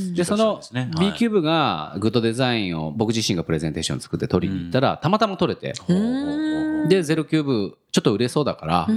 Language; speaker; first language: Japanese; native; Japanese